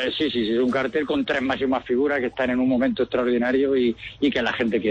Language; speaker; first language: Spanish; native; Spanish